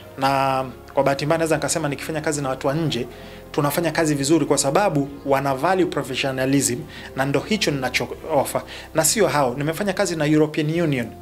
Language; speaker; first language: Swahili; native; Swahili